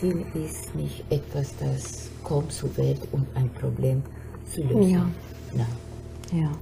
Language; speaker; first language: German; non-native, fluent; Spanish